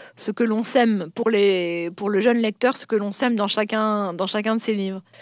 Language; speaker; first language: French; native; French